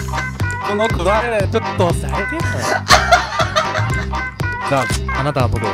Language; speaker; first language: Japanese; non-native, learner; Chinese